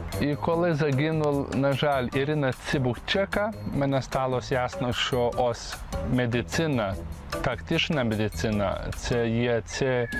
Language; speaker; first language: Ukrainian; non-native, learner; Lithuanian